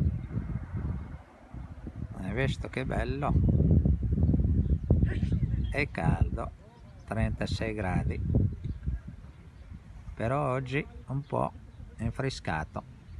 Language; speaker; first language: Italian; non-native, learner; Arabic